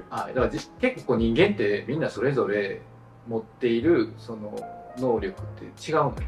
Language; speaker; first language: Japanese; native; Japanese